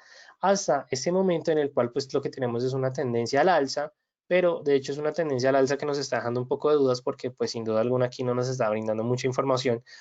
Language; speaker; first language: Spanish; native; Spanish